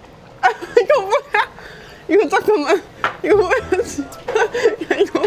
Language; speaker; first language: Korean; non-native, fluent; Estonian